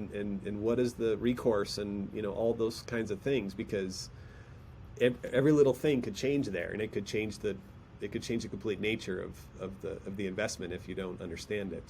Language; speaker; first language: English; native; English